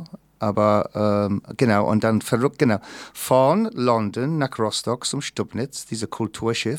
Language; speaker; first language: German; non-native, fluent; English